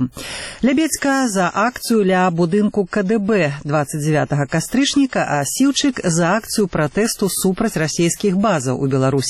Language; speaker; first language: Belarusian; native; Belarusian